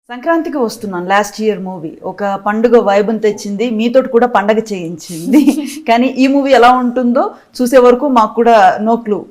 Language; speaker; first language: Telugu; native; Telugu